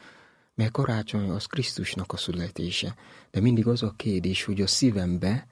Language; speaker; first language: Hungarian; non-native, learner; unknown